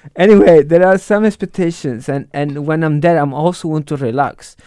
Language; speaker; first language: English; non-native, fluent; Italian